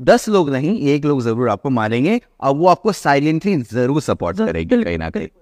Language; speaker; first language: Hindi; native; Hindi